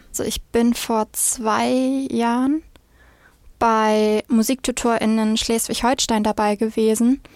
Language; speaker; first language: German; native; German